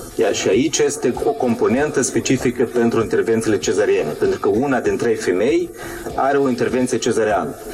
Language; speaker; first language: Romanian; native; Romanian